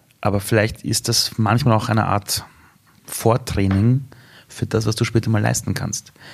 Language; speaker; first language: German; early bilingual, other home language; Persian